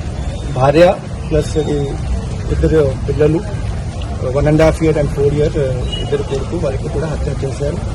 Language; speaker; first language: Telugu; non-native, local second language; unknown